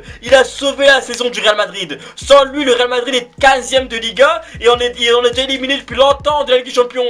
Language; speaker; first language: French; native; French